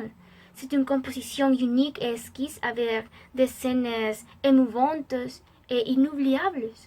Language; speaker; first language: French; non-native, learner; Spanish